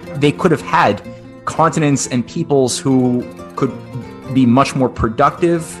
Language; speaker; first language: English; native; English